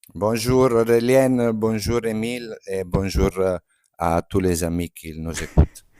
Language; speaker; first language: French; non-native, fluent; Italian